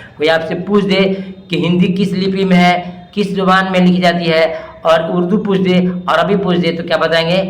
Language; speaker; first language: Urdu; native; Urdu